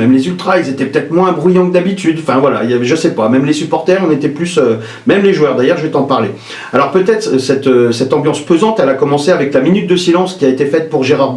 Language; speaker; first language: French; native; French